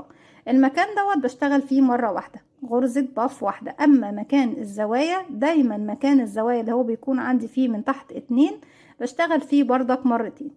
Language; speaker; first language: Arabic; native; Arabic